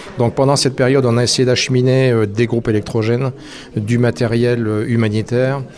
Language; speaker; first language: French; native; French